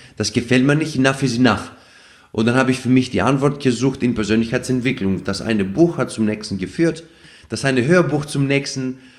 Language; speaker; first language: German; non-native, fluent; Greek